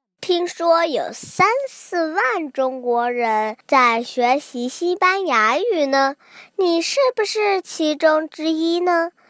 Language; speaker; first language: Chinese; early bilingual, heritage; Chinese